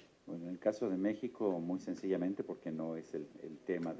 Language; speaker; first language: Spanish; native; Spanish